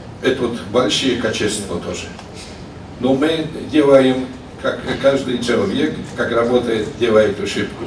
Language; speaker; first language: Russian; non-native, learner; Polish